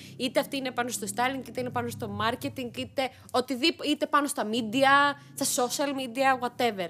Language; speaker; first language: Greek; early bilingual, other home language; Armenian